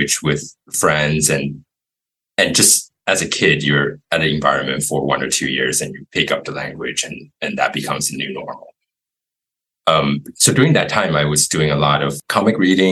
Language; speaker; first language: English; non-native, fluent; Chinese